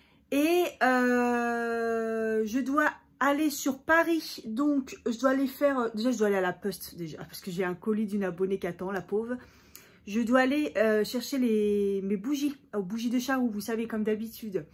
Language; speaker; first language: French; native; French